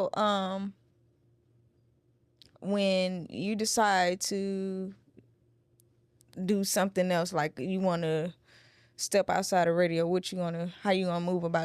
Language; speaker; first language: English; native; English